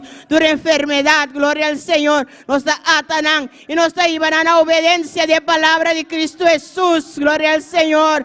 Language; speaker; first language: Spanish; non-native, learner; Papiamento